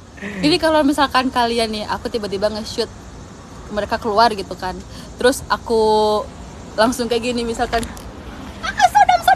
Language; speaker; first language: Indonesian; native; Indonesian